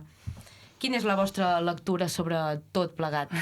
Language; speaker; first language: Catalan; native; Catalan